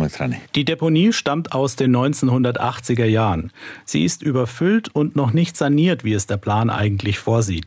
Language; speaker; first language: German; native; German